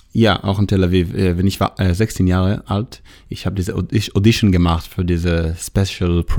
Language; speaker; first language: German; non-native, learner; Hebrew